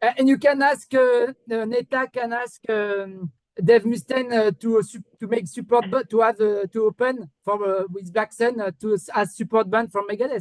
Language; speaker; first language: English; non-native, learner; French